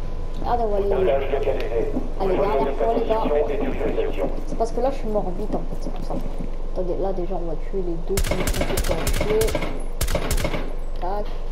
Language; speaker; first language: French; native; French